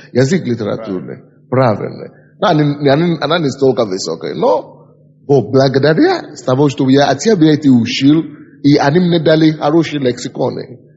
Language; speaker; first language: Russian; non-native, fluent; Yoruba